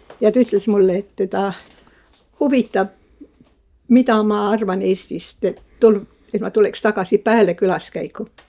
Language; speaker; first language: Estonian; early bilingual, heritage; Estonian